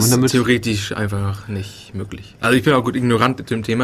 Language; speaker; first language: German; native; German